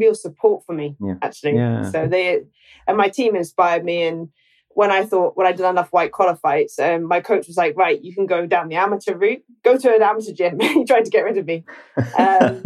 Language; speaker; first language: English; native; English